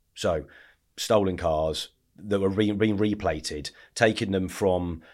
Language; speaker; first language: English; native; English